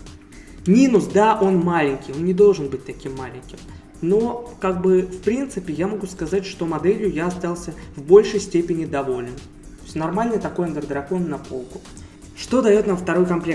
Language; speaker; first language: Russian; native; Russian